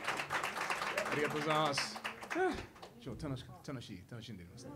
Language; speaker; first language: Japanese; non-native, learner; English